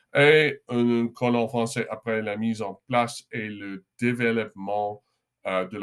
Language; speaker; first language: French; non-native, local second language; English